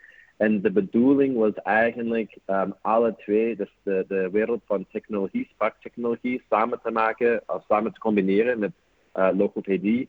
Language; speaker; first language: Dutch; non-native, fluent; English